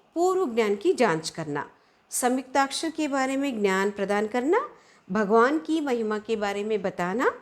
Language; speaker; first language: Hindi; non-native, local second language; Telugu